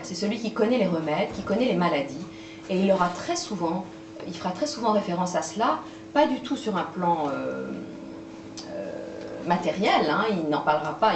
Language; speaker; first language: French; native; French